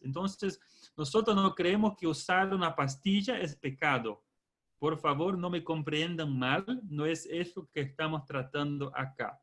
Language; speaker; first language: Spanish; non-native, fluent; Portuguese